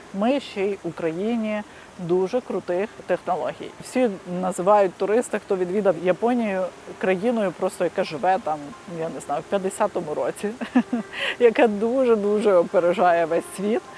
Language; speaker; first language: Ukrainian; native; Ukrainian